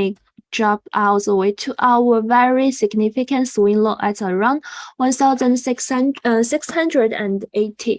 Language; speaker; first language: English; non-native, fluent; Chinese